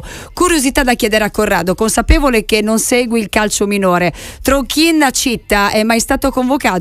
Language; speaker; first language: Italian; native; Italian